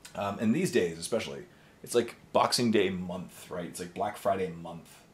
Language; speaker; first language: English; native; English